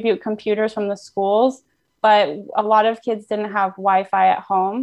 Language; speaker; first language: English; native; English